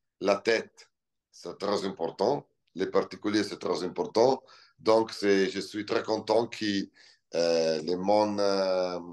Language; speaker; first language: French; non-native, learner; Italian